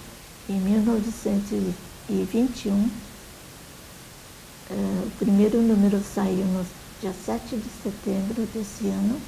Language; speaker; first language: Portuguese; early bilingual, other home language; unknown